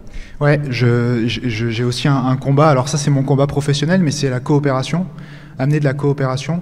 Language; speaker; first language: French; native; French